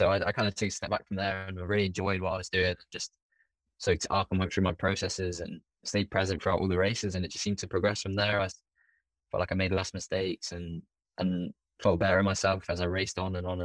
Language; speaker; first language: English; native; English